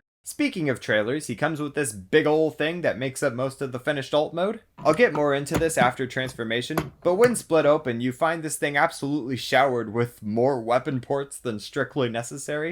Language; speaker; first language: English; native; English